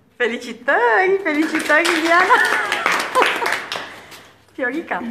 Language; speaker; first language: Romanian; native; Romanian